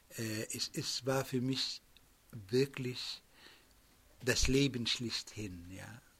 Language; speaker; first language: German; non-native, fluent; Arabic